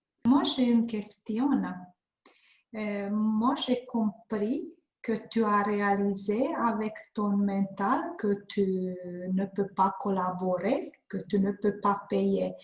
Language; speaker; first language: French; non-native, learner; Hungarian